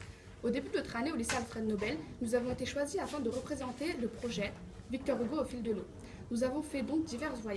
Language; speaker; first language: French; native; French